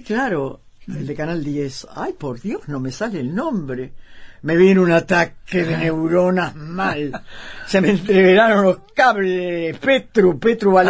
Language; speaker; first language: Spanish; native; Spanish